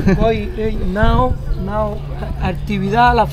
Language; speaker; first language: Spanish; native; Spanish